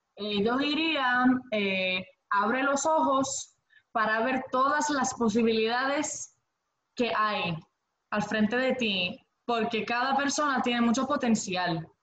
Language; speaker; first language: Spanish; non-native, fluent; Greek